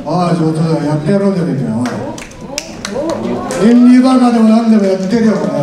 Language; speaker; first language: Japanese; native; Japanese